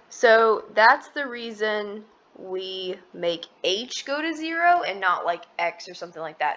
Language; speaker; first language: English; native; English